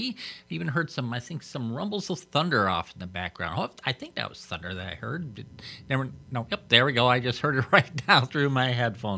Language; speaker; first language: English; native; English